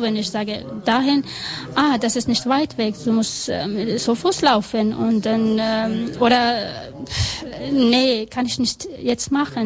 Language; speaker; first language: German; non-native, learner; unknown